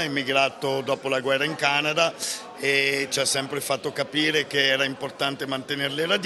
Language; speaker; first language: Italian; early bilingual, heritage; Italian